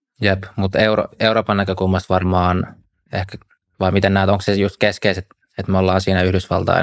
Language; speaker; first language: Finnish; native; Finnish